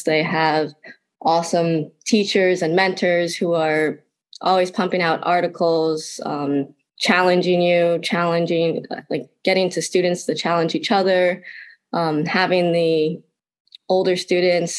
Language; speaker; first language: English; native; English